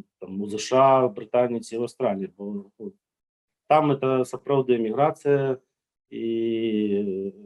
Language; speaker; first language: Belarusian; native; Belarusian